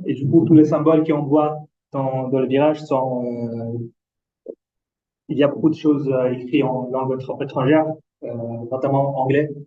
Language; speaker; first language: French; non-native, fluent; Italian